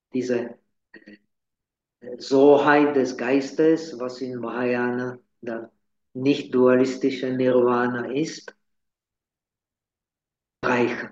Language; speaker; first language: German; non-native, fluent; Czech